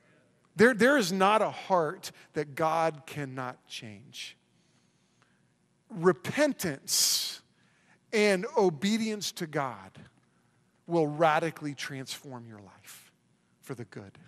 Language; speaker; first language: English; native; English